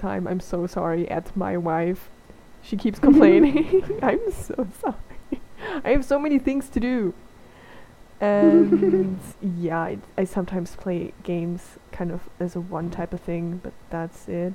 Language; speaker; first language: English; non-native, fluent; German